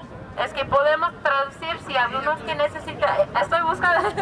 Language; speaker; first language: Spanish; non-native, learner; English